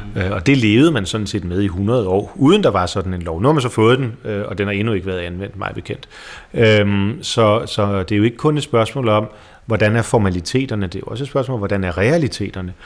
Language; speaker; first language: Danish; native; Danish